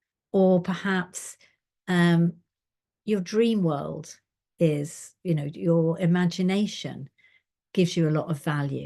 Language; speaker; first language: English; native; English